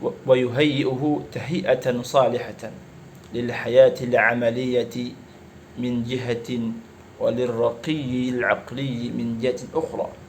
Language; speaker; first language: Arabic; non-native, learner; Banjar